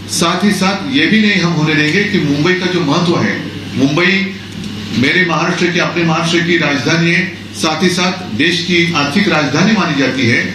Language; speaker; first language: Hindi; non-native, local second language; Marathi